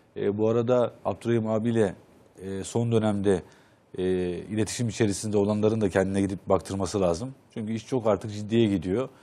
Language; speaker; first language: Turkish; native; Turkish